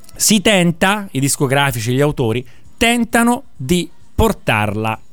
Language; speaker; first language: Italian; native; Italian